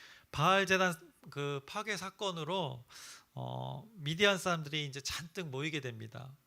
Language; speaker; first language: Korean; native; Korean